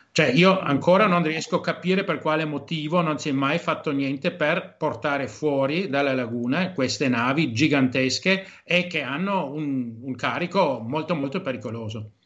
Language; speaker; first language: Italian; non-native, fluent; German